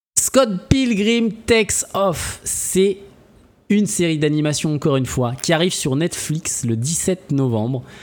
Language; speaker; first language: French; native; French